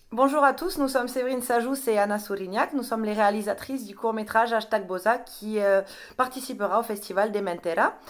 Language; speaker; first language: French; native; French